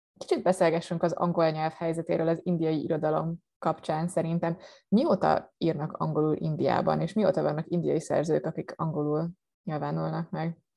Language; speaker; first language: Hungarian; native; Hungarian